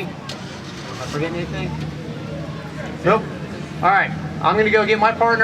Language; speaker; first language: English; native; English